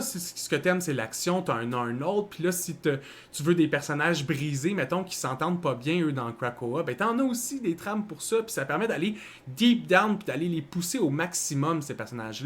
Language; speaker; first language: French; native; French